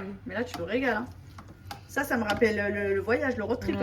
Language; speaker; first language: French; native; French